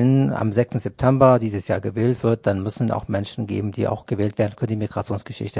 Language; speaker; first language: German; non-native, fluent; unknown